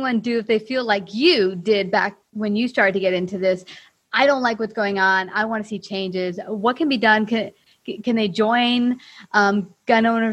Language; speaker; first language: English; native; English